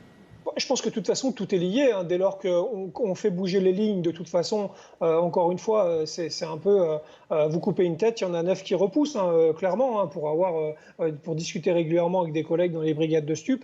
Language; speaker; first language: French; native; French